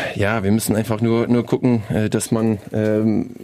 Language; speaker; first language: German; non-native, fluent; English